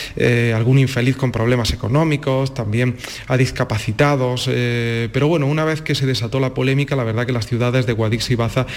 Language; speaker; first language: Spanish; native; Spanish